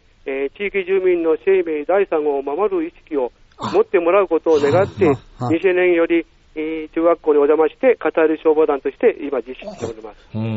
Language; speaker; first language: Japanese; native; Japanese